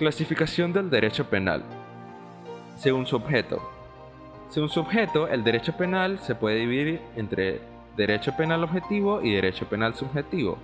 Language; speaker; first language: Spanish; native; Spanish